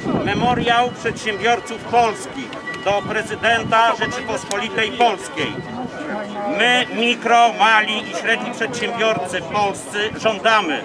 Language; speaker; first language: Polish; native; Polish